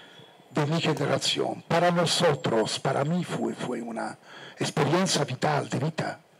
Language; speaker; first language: Spanish; non-native, fluent; Italian